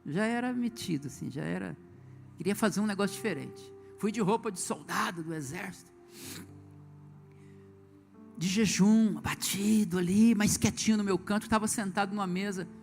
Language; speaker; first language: Portuguese; native; Portuguese